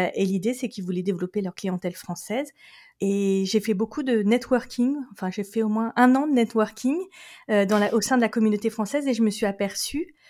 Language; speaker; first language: French; native; French